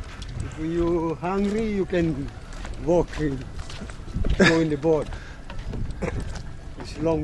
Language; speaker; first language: English; non-native, learner; Indonesian